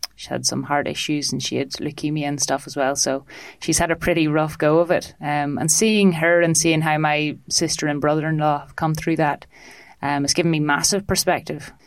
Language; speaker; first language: English; native; English